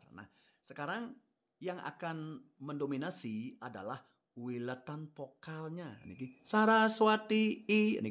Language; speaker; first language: Indonesian; non-native, local second language; Balinese